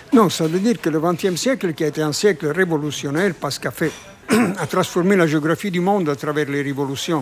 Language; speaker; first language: French; non-native, fluent; Italian